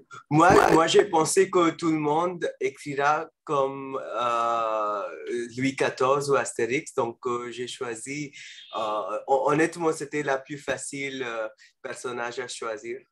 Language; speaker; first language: French; non-native, fluent; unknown